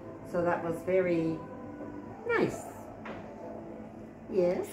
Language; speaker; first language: English; non-native, fluent; Dutch